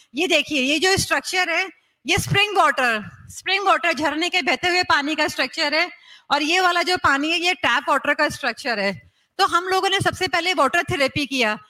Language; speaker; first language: Hindi; native; Hindi